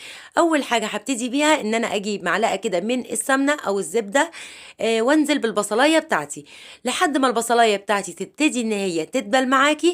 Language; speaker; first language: Arabic; native; Arabic